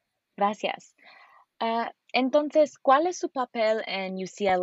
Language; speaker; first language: Spanish; non-native, fluent; English